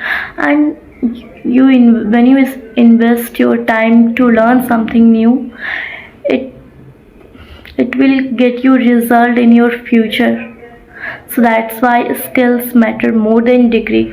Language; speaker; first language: English; non-native, learner; Odia